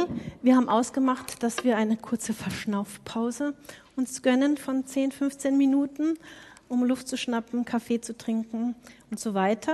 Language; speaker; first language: German; native; German